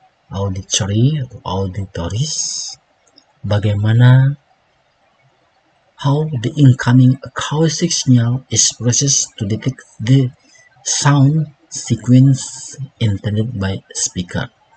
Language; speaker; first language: English; non-native, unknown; Indonesian